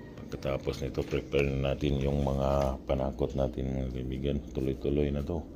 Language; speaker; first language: Filipino; non-native, local second language; Cebuano